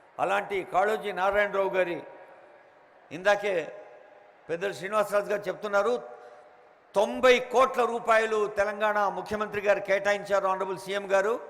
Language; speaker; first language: Telugu; native; Telugu